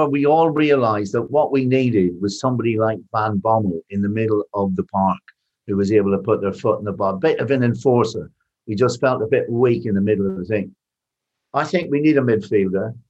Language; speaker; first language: English; native; English